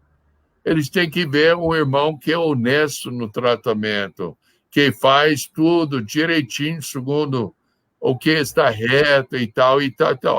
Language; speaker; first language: Portuguese; non-native, fluent; English